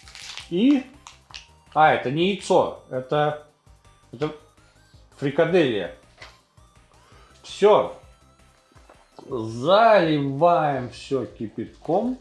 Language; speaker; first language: Russian; native; Russian